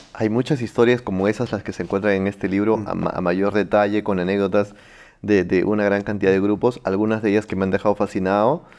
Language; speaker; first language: Spanish; native; Spanish